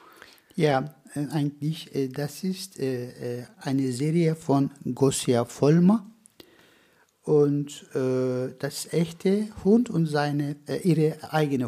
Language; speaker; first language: German; non-native, fluent; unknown